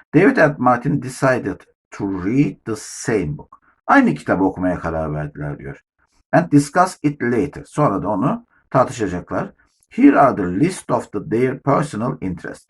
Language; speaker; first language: English; non-native, fluent; Turkish